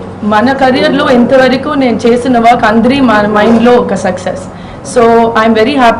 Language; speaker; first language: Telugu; non-native, local second language; Tamil